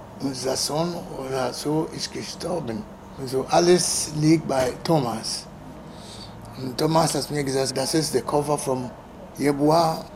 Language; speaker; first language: German; non-native, learner; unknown